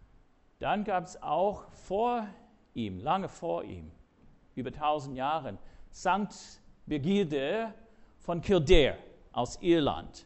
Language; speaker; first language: German; non-native, fluent; English